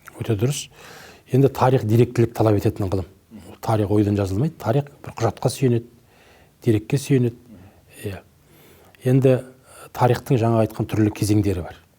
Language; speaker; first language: Kazakh; native; Kazakh